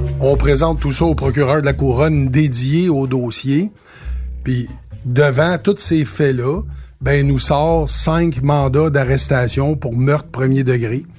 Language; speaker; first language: French; native; French